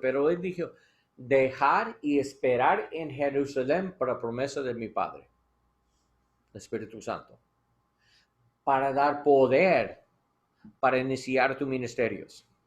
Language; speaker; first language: Spanish; non-native, learner; English